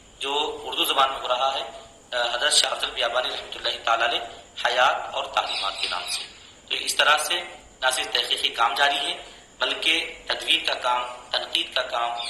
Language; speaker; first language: Urdu; native; Urdu